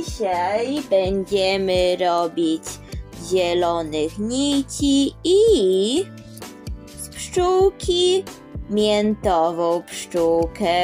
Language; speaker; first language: Polish; early bilingual, heritage; Polish